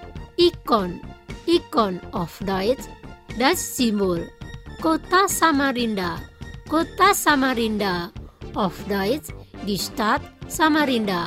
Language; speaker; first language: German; non-native, fluent; Indonesian